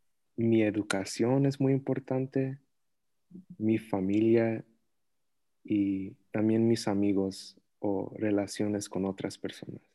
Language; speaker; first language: Spanish; early bilingual, heritage; Spanish